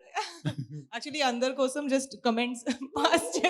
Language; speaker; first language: Telugu; non-native, local second language; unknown